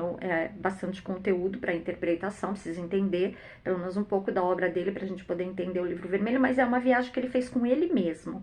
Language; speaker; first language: Portuguese; native; Portuguese